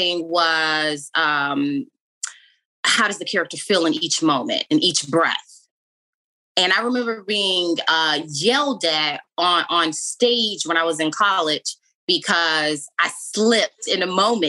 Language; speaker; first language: English; native; English